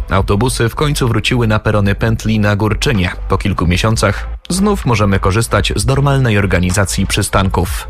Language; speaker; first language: Polish; native; Polish